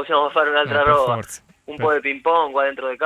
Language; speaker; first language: Italian; non-native, learner; Spanish